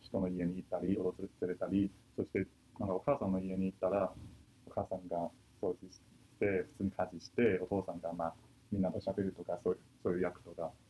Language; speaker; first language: Japanese; non-native, fluent; Chinese